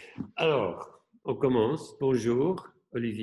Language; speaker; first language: French; non-native, local second language; German